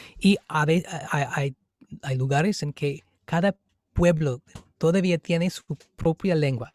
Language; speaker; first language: Spanish; non-native, fluent; English